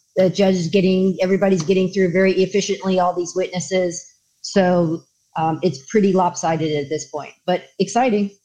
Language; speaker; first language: English; native; English